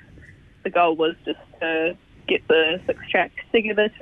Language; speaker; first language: English; native; English